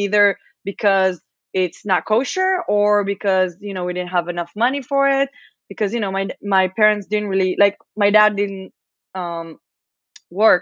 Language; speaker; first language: English; non-native, fluent; Hebrew